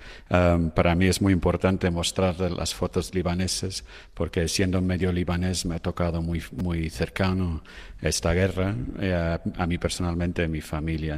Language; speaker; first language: Spanish; non-native, fluent; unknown